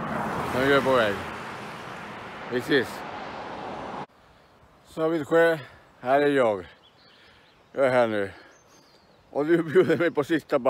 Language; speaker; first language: Swedish; non-native, learner; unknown